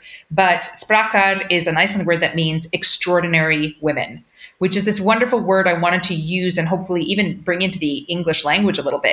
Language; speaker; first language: English; native; English